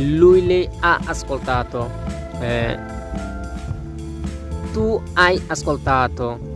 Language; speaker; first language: Italian; non-native, fluent; Bangla